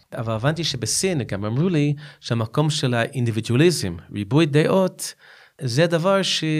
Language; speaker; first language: Hebrew; non-native, fluent; English